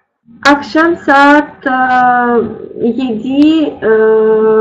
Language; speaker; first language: Turkish; non-native, learner; Russian